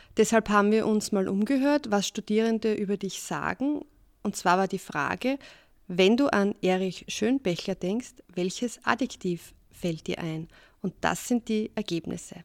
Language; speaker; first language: German; native; German